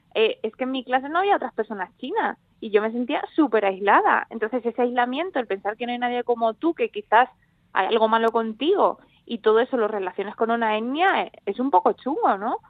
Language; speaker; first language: Spanish; native; Spanish